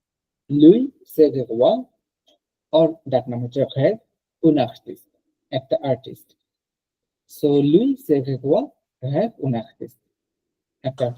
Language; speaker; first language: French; non-native, fluent; Bangla